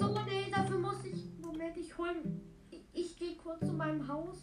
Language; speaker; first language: German; native; German